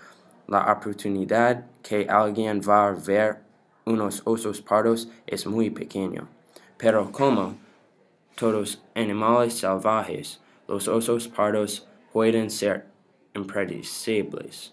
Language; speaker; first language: Spanish; non-native, learner; English